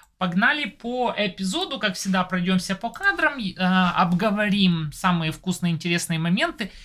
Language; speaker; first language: Russian; native; Russian